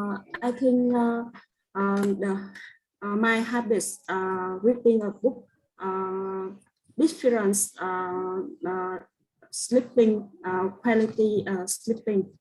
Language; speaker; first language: English; non-native, learner; Vietnamese